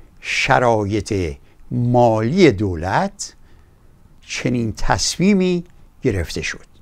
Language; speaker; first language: Persian; native; Persian